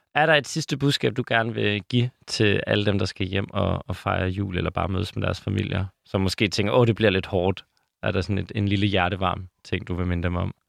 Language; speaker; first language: Danish; native; Danish